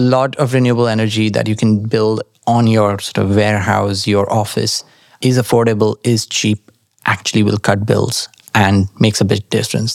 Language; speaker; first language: English; non-native, local second language; Marathi